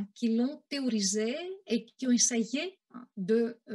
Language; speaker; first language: French; non-native, fluent; Greek